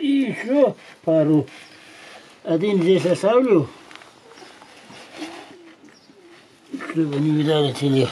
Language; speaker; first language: Russian; non-native, local second language; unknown